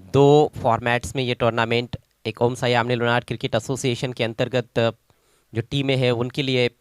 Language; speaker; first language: Hindi; non-native, local second language; Marathi